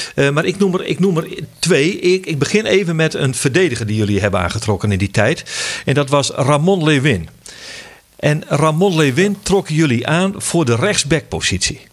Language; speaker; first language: Dutch; non-native, local second language; Western Frisian